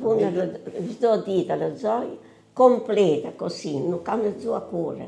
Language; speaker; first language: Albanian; non-native, learner; Italian